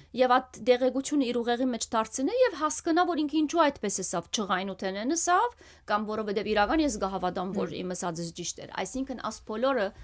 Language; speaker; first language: Armenian; early bilingual, heritage; Armenian